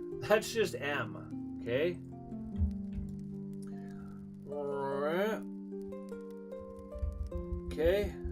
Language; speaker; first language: English; native; English